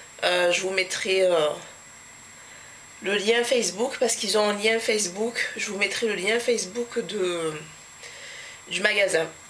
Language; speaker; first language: French; native; French